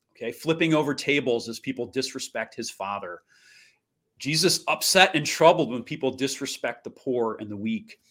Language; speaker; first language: English; native; English